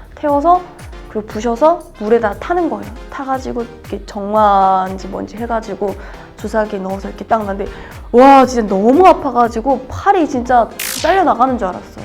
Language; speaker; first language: Korean; native; Korean